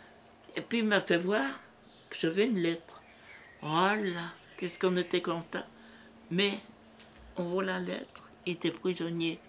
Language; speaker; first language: French; native; French